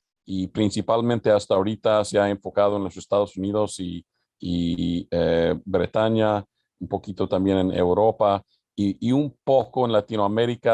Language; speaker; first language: Spanish; early bilingual, other home language; English